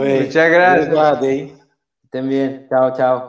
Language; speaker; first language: Portuguese; non-native, learner; Spanish